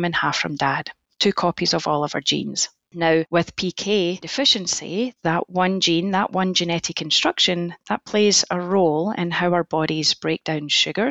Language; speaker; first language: English; native; English